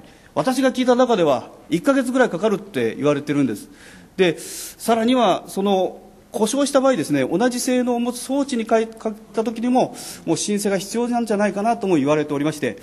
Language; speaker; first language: Japanese; native; Japanese